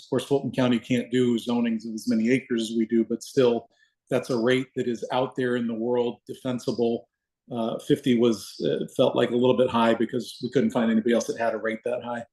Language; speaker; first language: English; native; English